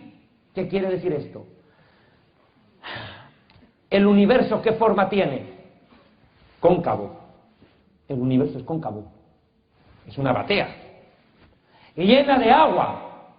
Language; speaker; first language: Spanish; native; Spanish